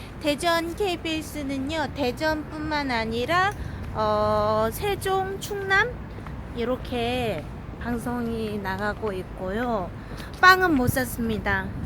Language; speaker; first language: Korean; native; Korean